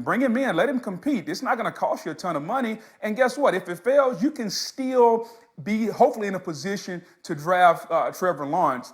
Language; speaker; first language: English; native; English